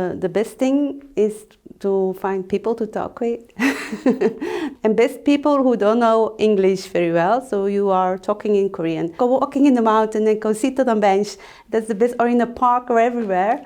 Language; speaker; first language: English; non-native, fluent; Dutch